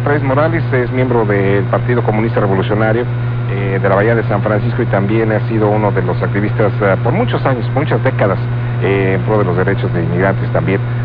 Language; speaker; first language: Spanish; native; Spanish